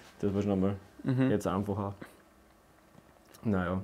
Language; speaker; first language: German; native; German